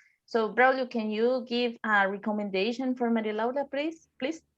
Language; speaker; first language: English; non-native, fluent; Spanish